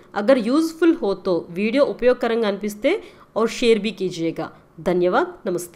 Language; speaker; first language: Hindi; non-native, local second language; Telugu